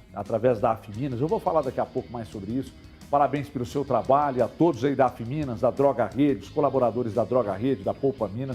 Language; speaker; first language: Portuguese; native; Portuguese